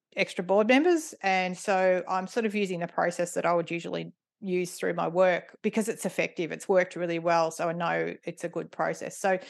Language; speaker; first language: English; native; English